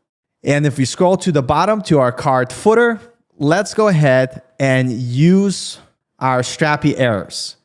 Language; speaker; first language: English; native; English